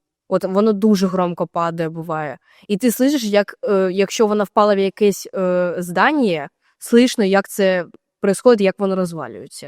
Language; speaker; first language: Ukrainian; native; Ukrainian